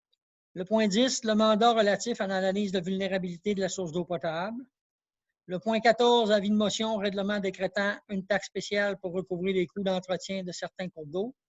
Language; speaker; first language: French; native; French